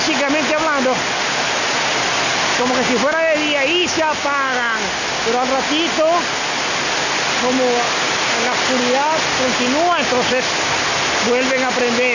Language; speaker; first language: Spanish; native; Spanish